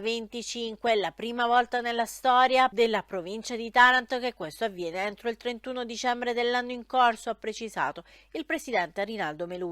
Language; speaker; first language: Italian; native; Italian